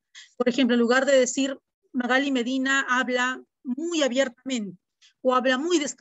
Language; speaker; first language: Spanish; native; Spanish